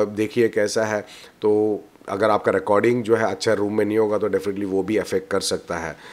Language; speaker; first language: Hindi; non-native, local second language; Malayalam